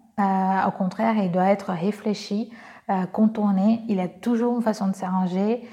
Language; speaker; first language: French; non-native, fluent; Portuguese